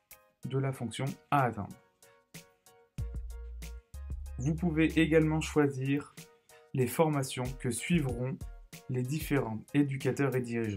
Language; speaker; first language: French; native; French